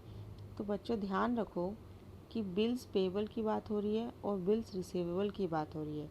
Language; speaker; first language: Hindi; native; Hindi